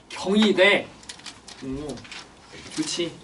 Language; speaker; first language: Korean; native; Korean